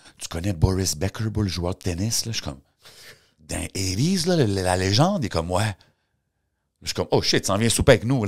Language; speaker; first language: French; early bilingual, heritage; French